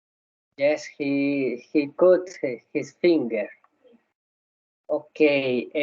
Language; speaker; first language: English; non-native, learner; Spanish